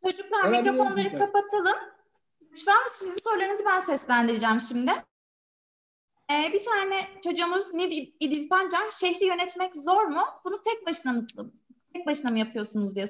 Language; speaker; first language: Turkish; native; Turkish